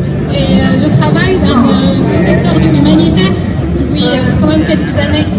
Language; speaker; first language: French; non-native, fluent; Arabic